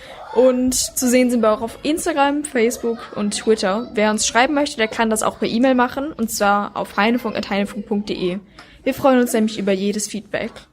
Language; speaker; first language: German; native; German